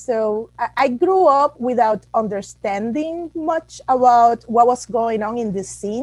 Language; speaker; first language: English; non-native, fluent; Spanish